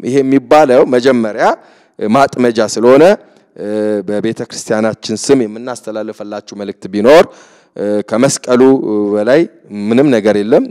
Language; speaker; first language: Amharic; native; Amharic